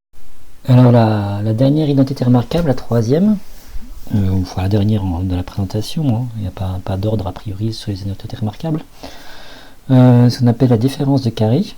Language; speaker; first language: French; native; French